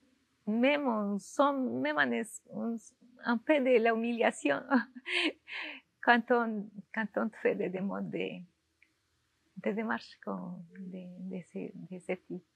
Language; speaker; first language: French; non-native, fluent; Spanish